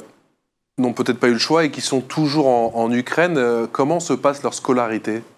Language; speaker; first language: French; native; French